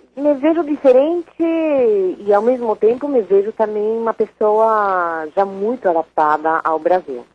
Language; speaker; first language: Portuguese; non-native, fluent; Spanish